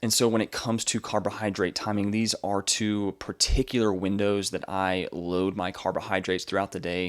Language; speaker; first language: English; native; English